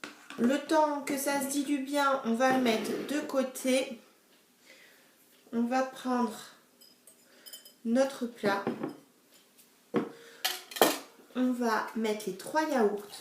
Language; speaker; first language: French; native; French